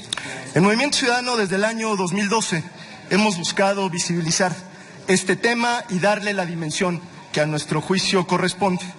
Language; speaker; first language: Spanish; native; Spanish